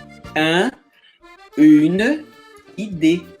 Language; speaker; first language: French; non-native, fluent; Portuguese